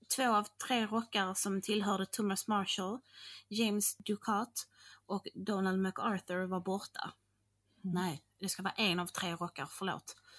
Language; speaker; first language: Swedish; native; Swedish